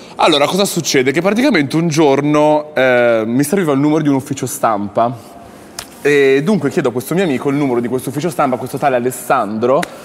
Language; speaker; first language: Italian; native; Italian